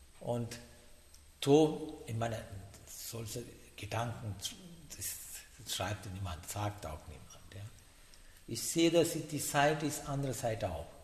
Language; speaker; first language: German; non-native, learner; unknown